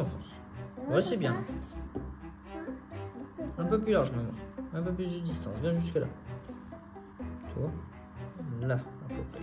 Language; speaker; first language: French; native; French